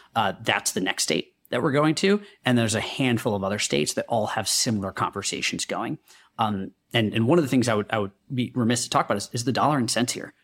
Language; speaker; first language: English; non-native, local second language; Hindi